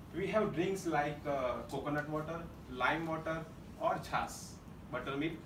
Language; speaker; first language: English; non-native, local second language; Gujarati